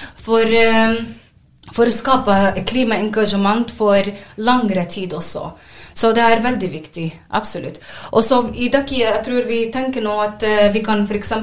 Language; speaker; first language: Norwegian; non-native, learner; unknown